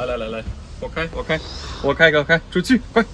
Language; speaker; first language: Chinese; non-native, fluent; German